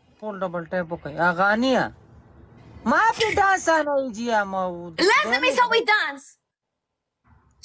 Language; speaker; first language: Arabic; non-native, learner; Pashto